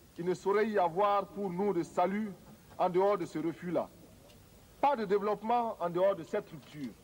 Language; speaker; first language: French; non-native, local second language; Mossi